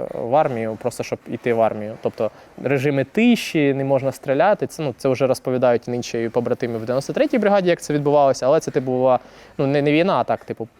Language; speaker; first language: Ukrainian; native; Ukrainian